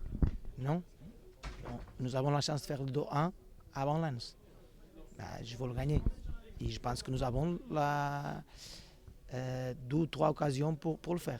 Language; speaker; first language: French; non-native, fluent; Portuguese